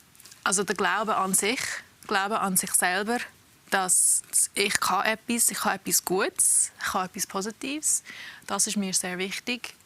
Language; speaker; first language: German; early bilingual, heritage; English